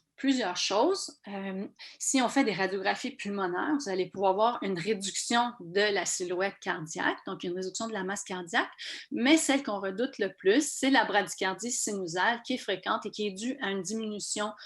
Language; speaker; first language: French; native; French